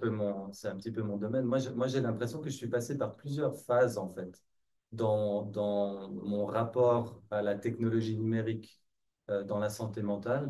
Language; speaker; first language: French; native; French